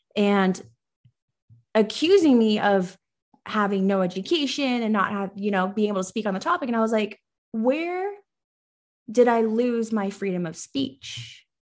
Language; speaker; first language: English; early bilingual, other home language; Persian